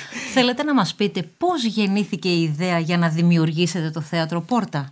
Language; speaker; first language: Greek; native; Greek